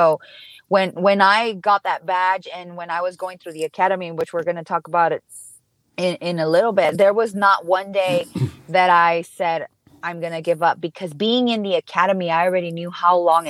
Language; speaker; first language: English; early bilingual, other home language; Spanish